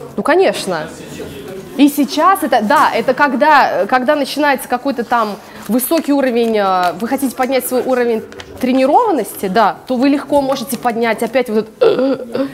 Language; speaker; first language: Russian; early bilingual, heritage; English